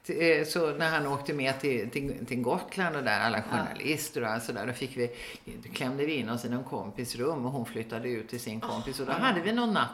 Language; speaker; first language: Swedish; native; Swedish